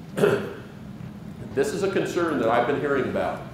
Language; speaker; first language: English; native; English